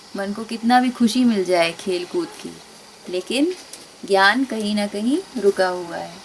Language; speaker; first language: Hindi; native; Hindi